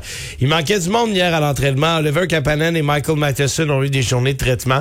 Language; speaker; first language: French; native; French